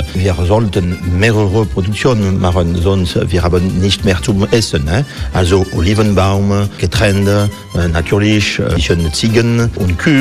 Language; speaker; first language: German; non-native, fluent; French